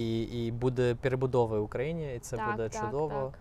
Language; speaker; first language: Ukrainian; non-native, fluent; English